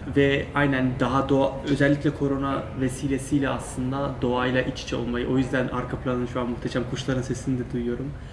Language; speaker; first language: Turkish; early bilingual, heritage; Turkish